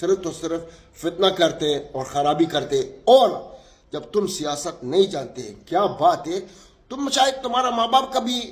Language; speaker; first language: Hindi; non-native, learner; Arabic